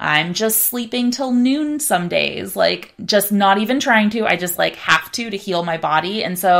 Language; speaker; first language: English; native; English